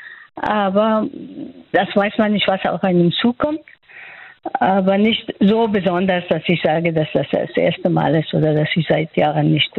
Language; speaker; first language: German; non-native, fluent; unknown